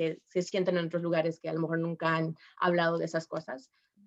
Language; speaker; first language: Spanish; early bilingual, heritage; Spanish